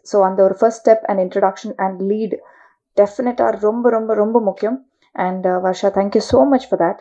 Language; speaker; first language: Tamil; non-native, learner; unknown